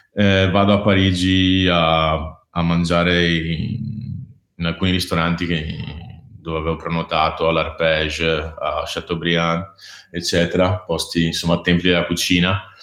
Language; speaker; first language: Italian; native; Italian